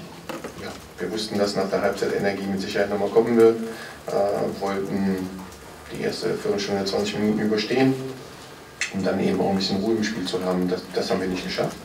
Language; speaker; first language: German; native; German